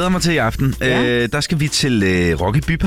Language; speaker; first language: Danish; native; Danish